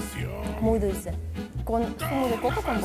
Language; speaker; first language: Spanish; non-native, learner; Russian